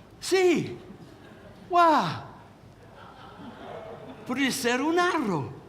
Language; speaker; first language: Spanish; non-native, fluent; English